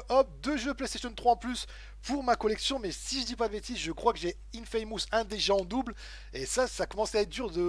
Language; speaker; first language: French; native; French